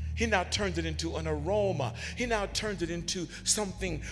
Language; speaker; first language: English; native; English